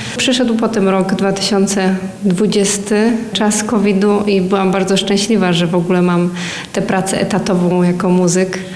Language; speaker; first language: Polish; native; Polish